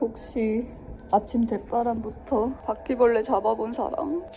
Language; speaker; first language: Korean; native; Korean